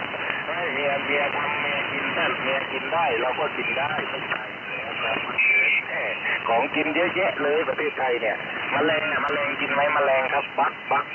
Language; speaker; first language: Thai; native; Thai